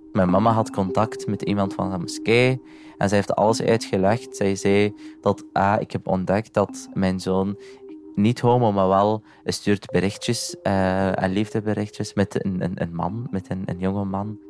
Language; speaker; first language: Dutch; non-native, fluent; Arabic